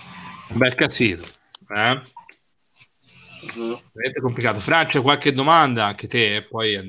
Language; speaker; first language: Italian; native; Italian